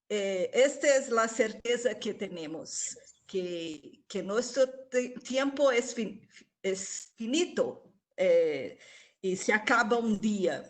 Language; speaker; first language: Spanish; non-native, local second language; Portuguese